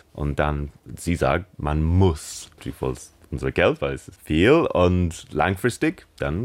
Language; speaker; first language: German; non-native, fluent; English